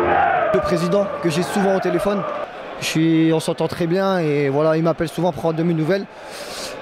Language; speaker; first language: French; native; French